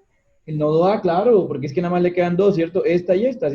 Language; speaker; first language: Spanish; native; Spanish